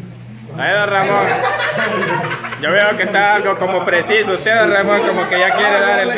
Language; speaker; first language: Spanish; native; Spanish